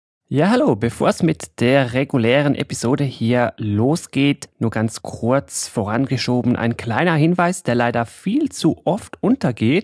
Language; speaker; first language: German; native; German